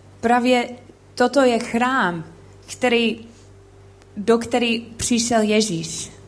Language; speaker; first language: Czech; non-native, learner; English